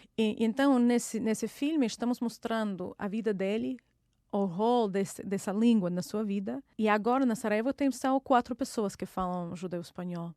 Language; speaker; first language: Portuguese; non-native, fluent; Russian